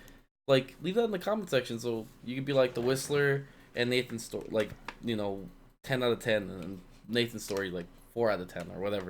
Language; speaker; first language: English; native; English